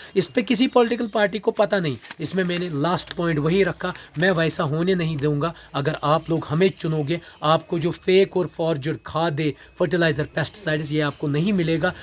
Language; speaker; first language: Urdu; non-native, local second language; Kashmiri